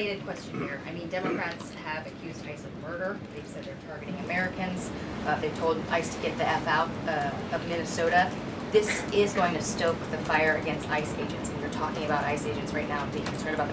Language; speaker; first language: English; native; English